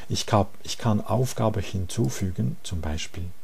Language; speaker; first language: German; non-native, fluent; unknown